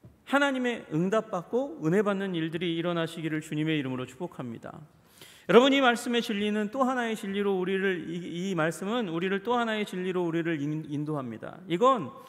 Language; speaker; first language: Korean; native; Korean